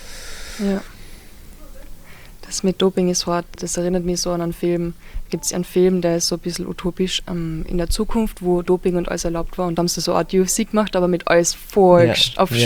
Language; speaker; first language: German; native; German